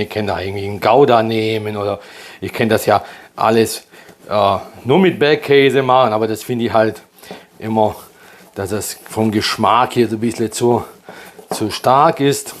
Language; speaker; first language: German; early bilingual, other home language; Polish